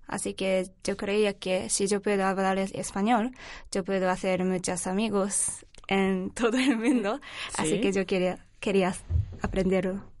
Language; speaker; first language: Spanish; non-native, learner; Japanese